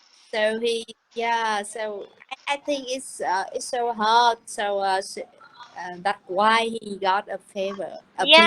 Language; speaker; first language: English; non-native, learner; Vietnamese